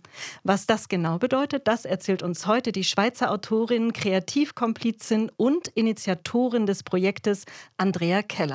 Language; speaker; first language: German; native; German